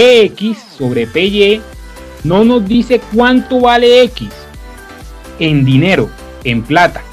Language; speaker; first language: Spanish; native; Spanish